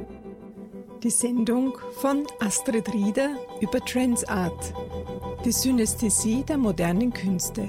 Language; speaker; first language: German; native; German